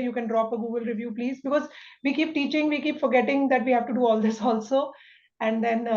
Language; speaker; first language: English; non-native, local second language; Hindi